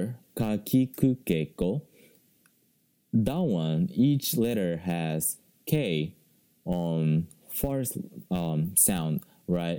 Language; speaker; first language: English; non-native, fluent; Japanese